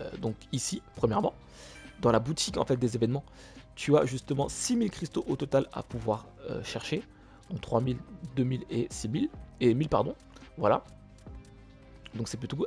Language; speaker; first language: French; native; French